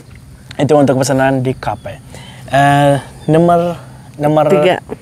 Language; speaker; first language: Indonesian; non-native, fluent; Arabic